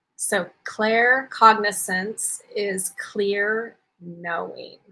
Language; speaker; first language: English; native; English